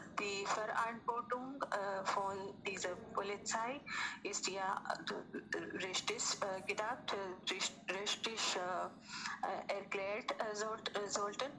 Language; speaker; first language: German; non-native, learner; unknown